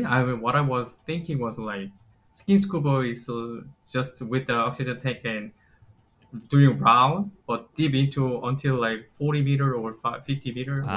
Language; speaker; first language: English; non-native, fluent; Korean